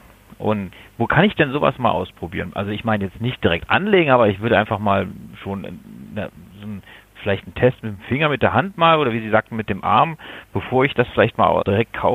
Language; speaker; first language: German; native; German